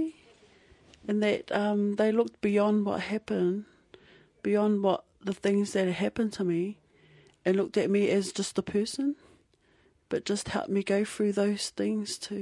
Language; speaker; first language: English; native; English